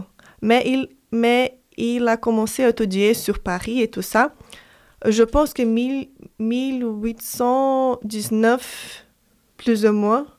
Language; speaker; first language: French; non-native, fluent; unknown